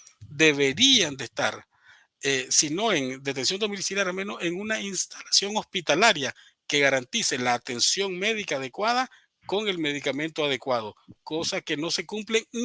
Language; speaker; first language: Spanish; native; Spanish